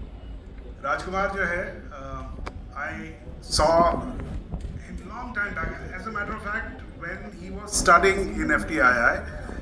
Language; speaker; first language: Hindi; native; Hindi